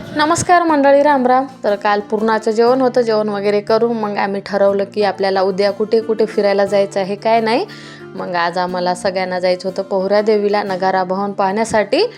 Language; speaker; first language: Marathi; non-native, local second language; Lambadi